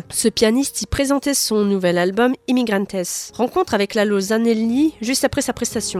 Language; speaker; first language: French; native; French